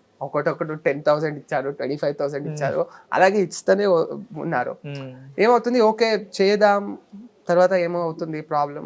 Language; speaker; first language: Telugu; non-native, learner; Kannada